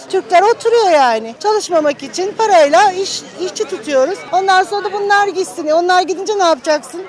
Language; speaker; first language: Turkish; native; Turkish